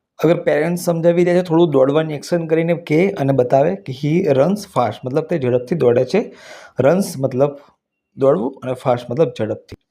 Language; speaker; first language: Gujarati; non-native, local second language; Hindi